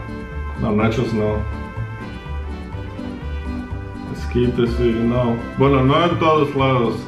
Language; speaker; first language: Spanish; non-native, fluent; Russian